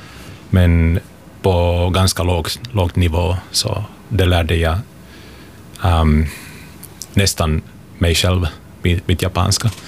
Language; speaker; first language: Swedish; non-native, local second language; Finnish